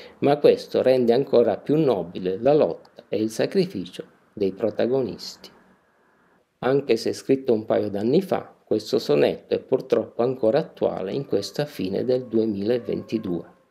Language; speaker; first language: Italian; native; Italian